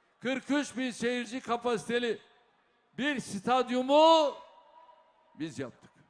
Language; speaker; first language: Turkish; native; Turkish